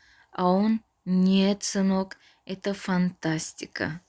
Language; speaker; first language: Russian; non-native, local second language; Tajik